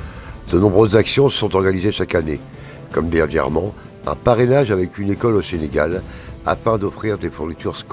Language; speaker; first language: French; native; French